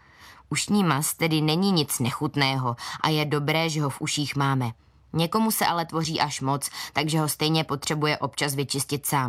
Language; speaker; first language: Czech; native; Czech